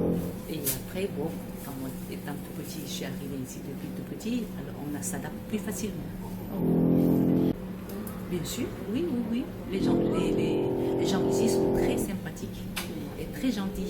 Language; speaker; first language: French; early bilingual, other home language; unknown